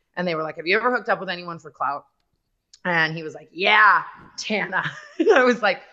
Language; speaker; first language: English; native; English